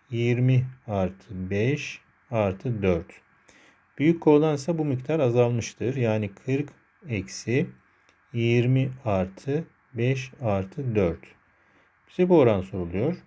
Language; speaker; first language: Turkish; native; Turkish